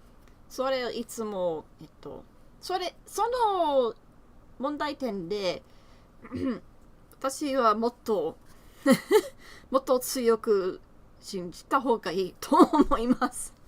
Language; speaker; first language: Japanese; non-native, learner; English